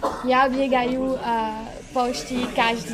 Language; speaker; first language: Russian; non-native, learner; French